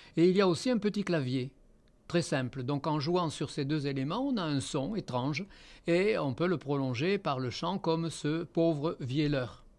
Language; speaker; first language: French; native; French